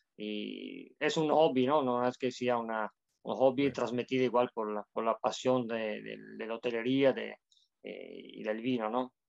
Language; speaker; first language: Spanish; non-native, fluent; Italian